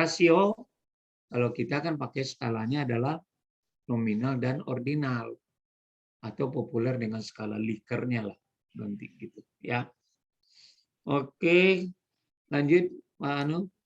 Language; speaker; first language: Indonesian; native; Indonesian